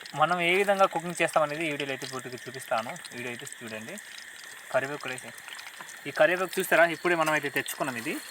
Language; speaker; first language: Telugu; native; Telugu